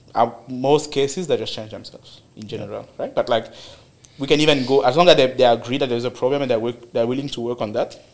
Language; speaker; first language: English; non-native, fluent; French